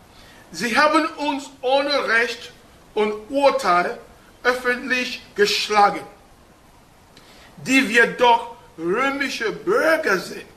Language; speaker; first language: German; non-native, fluent; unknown